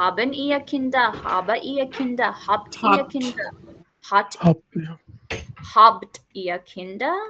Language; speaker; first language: German; non-native, learner; Hindi